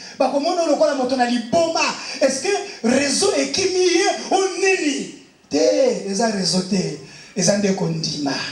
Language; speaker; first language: Lingala; non-native, local second language; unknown